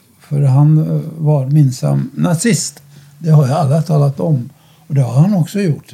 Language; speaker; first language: Swedish; non-native, fluent; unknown